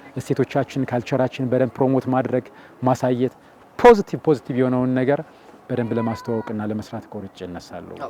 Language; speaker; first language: Amharic; native; Amharic